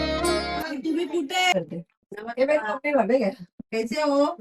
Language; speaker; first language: Hindi; non-native, local second language; Marathi